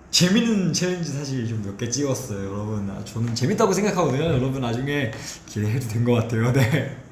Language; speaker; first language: Korean; non-native, fluent; Chinese